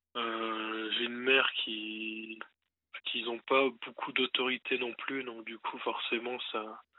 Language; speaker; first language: French; native; French